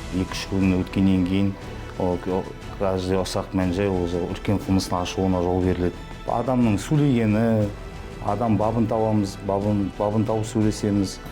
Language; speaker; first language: Kazakh; native; Kazakh